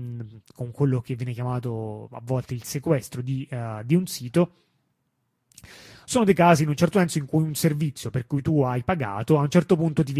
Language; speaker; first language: Italian; native; Italian